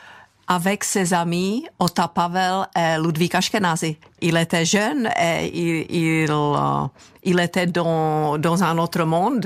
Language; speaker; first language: French; non-native, fluent; Czech